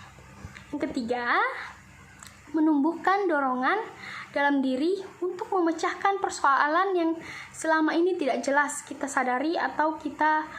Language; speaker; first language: Indonesian; native; Indonesian